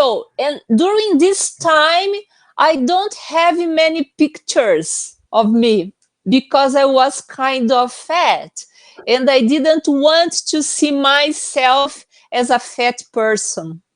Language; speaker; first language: English; non-native, fluent; Portuguese